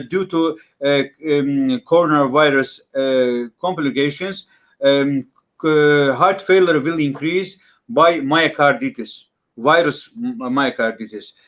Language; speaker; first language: English; non-native, learner; Russian